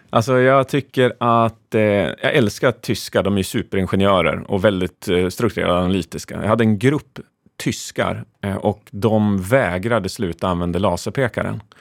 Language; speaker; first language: Swedish; native; Swedish